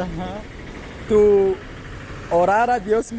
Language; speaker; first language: Spanish; non-native, learner; Swahili